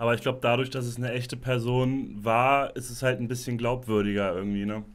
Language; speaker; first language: German; native; German